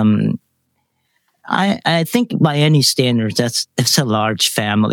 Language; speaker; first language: English; early bilingual, other home language; Vietnamese